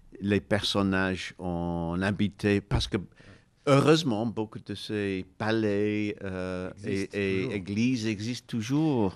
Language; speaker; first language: French; non-native, learner; English